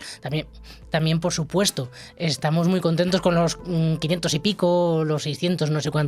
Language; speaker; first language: Spanish; native; Spanish